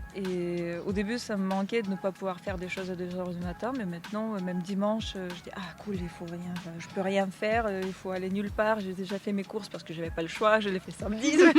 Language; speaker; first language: French; non-native, fluent; Russian